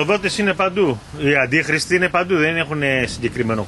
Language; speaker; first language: Greek; native; Greek